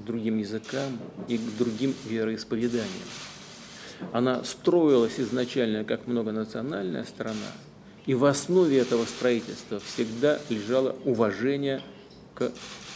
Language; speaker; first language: Russian; native; Russian